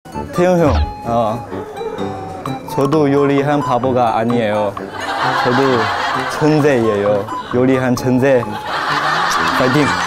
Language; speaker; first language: Korean; non-native, learner; Chinese